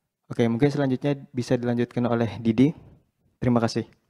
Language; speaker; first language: Indonesian; non-native, local second language; Banjar